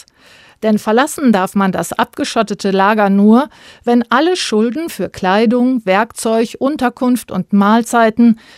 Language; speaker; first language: German; native; German